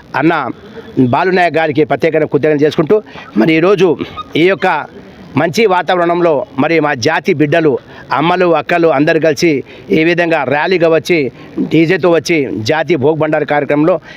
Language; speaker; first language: Telugu; non-native, local second language; Lambadi